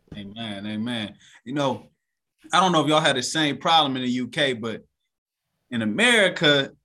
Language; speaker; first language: English; native; English